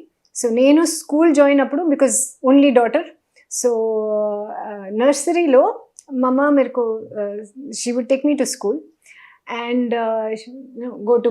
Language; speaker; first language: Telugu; non-native, local second language; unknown